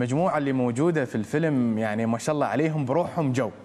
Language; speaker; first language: Arabic; native; Arabic